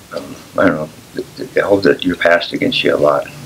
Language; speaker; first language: English; native; English